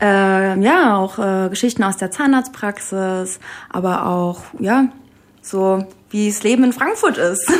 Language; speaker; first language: German; early bilingual, other home language; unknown